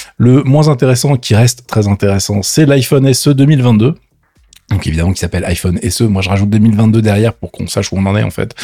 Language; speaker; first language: French; native; French